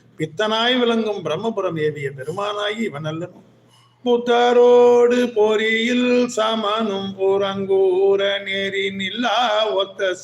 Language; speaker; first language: Tamil; native; Tamil